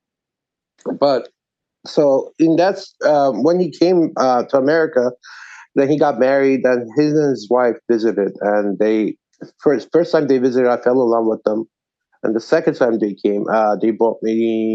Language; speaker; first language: English; non-native, fluent; Azerbaijani